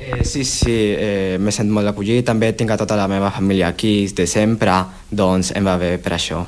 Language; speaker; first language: Catalan; non-native, fluent; Spanish